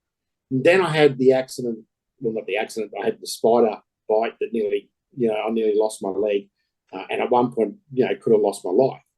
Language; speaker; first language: English; native; English